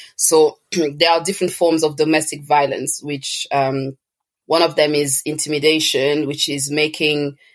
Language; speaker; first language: English; early bilingual, other home language; French